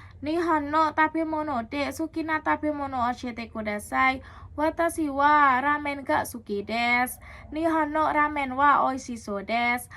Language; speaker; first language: Japanese; non-native, learner; Indonesian